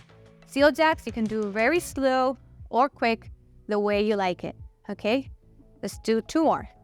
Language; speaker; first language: English; non-native, fluent; Italian